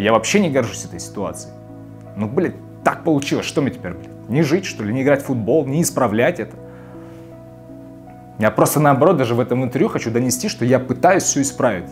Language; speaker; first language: Russian; native; Russian